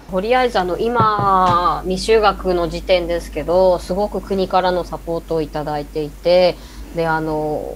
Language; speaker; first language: Japanese; native; Japanese